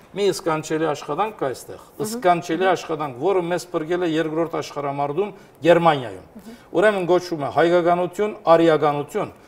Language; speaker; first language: Armenian; early bilingual, heritage; Armenian